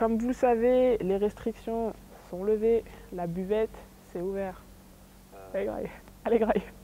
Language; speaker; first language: French; native; French